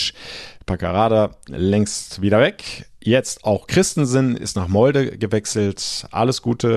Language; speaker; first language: German; native; German